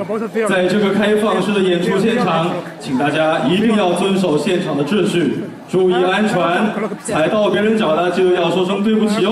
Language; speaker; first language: Chinese; native; Chinese